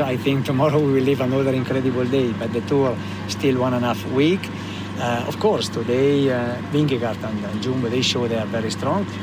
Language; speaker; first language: English; non-native, learner; Italian